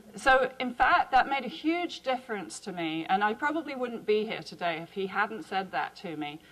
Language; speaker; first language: English; native; English